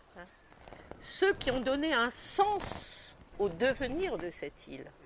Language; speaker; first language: French; native; French